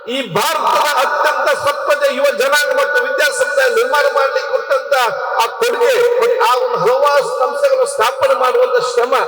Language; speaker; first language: Kannada; non-native, local second language; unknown